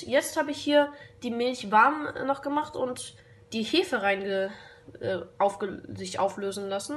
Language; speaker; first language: German; native; German